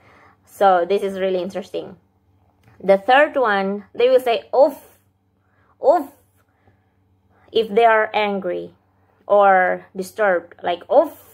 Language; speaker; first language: English; non-native, fluent; Indonesian